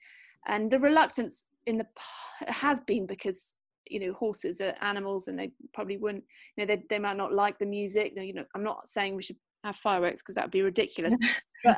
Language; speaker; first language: English; native; English